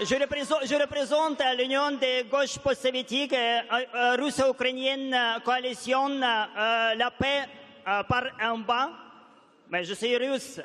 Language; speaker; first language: French; non-native, fluent; Russian